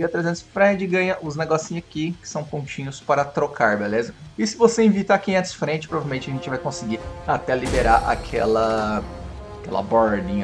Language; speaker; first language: Portuguese; native; Portuguese